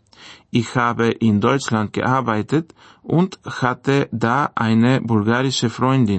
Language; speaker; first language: German; non-native, fluent; Bulgarian